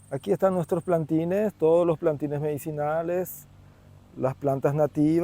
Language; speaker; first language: Spanish; native; Spanish